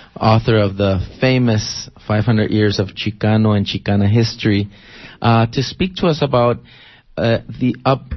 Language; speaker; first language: English; early bilingual, other home language; Spanish